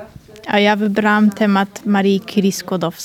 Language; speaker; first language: Polish; early bilingual, heritage; Polish